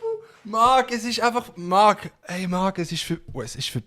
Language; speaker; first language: German; native; German